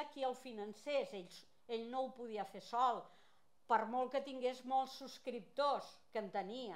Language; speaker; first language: Catalan; native; Catalan